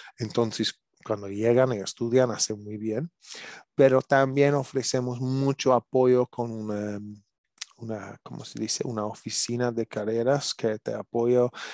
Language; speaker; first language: Spanish; non-native, learner; English